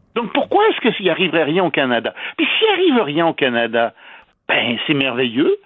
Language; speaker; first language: French; native; French